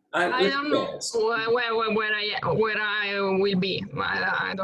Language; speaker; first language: English; non-native, learner; Italian